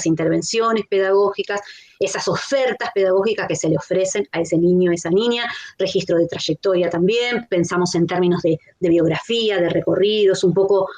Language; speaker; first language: Spanish; native; Spanish